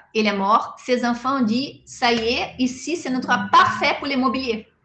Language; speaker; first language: French; non-native, fluent; Portuguese